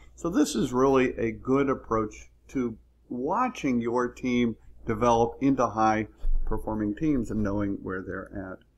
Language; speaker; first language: English; native; English